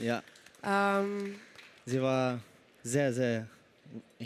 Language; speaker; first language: German; non-native, learner; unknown